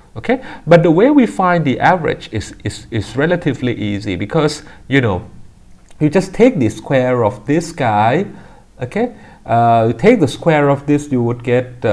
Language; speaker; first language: English; non-native, fluent; Thai